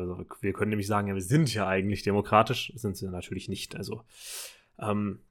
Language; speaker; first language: German; native; German